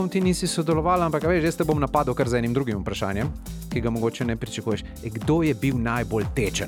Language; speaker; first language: Slovenian; native; Slovenian